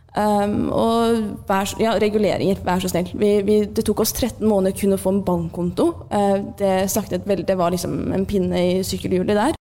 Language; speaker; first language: Norwegian; early bilingual, other home language; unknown